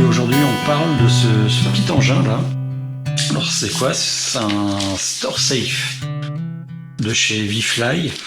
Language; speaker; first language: French; native; French